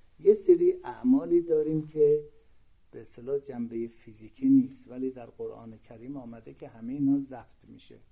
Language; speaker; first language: Persian; native; Persian